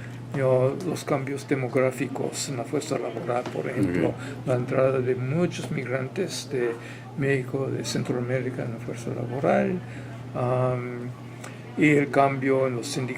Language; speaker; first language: Spanish; non-native, fluent; English